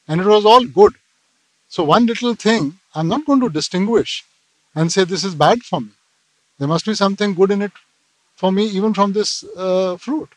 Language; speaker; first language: English; non-native, local second language; Punjabi